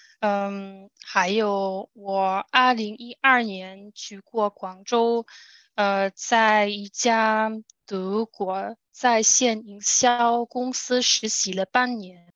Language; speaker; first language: Chinese; non-native, learner; German